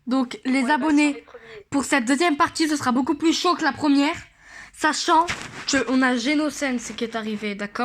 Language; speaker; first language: French; native; French